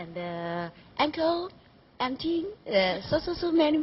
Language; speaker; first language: English; non-native, learner; Chinese